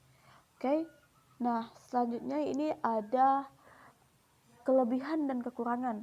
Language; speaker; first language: Indonesian; native; Indonesian